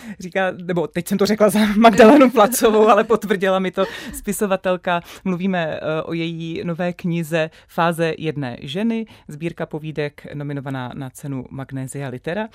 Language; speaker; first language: Czech; native; Czech